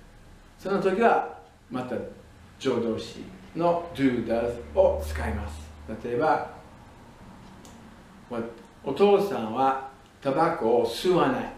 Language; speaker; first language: Japanese; non-native, fluent; English